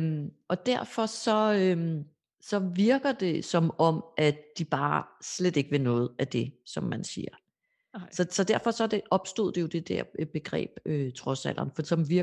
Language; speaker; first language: Danish; native; Danish